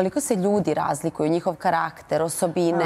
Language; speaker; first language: Bosnian; native; Bosnian